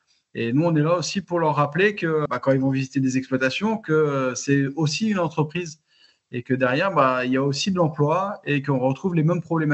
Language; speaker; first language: French; native; French